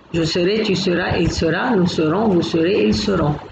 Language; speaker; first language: French; non-native, fluent; Gujarati